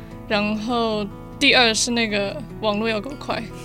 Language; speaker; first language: Chinese; early bilingual, other home language; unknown